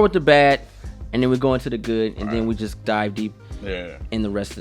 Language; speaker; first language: English; native; English